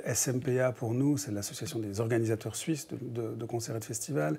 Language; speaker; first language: French; native; French